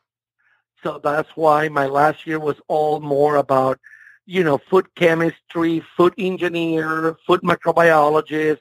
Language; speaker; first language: English; non-native, fluent; Spanish